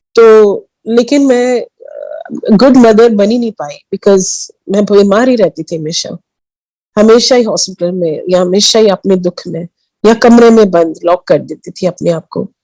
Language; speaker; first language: Hindi; early bilingual, heritage; Hindi